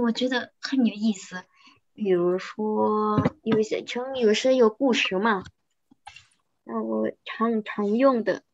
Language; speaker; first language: Chinese; non-native, fluent; Indonesian